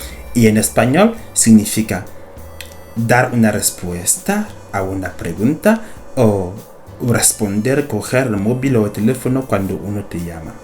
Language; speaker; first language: Spanish; non-native, fluent; French